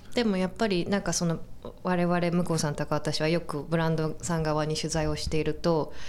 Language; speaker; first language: Japanese; native; Japanese